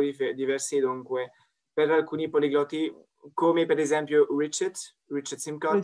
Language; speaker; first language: Italian; non-native, fluent; French